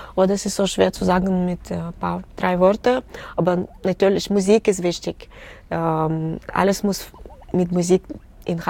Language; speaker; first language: German; non-native, learner; Russian